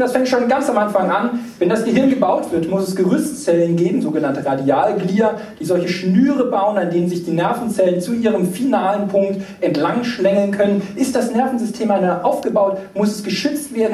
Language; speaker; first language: German; native; German